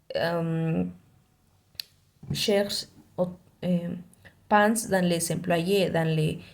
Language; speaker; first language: French; non-native, learner; Spanish